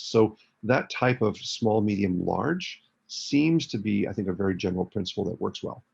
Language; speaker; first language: English; native; English